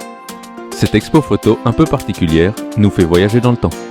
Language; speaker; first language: French; native; French